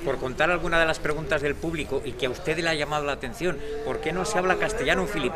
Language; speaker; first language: Spanish; native; Spanish